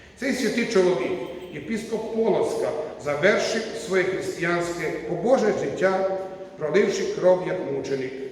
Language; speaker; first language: Ukrainian; non-native, learner; Croatian